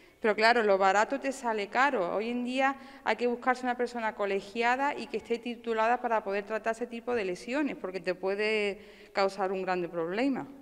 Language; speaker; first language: Spanish; native; Spanish